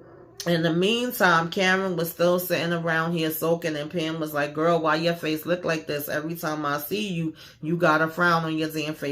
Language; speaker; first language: English; native; English